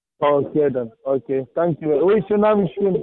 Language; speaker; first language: Dutch; non-native, fluent; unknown